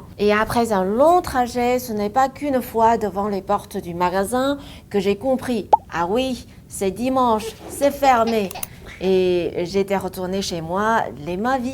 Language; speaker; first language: French; non-native, fluent; Chinese